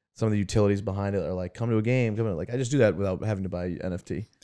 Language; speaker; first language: English; native; English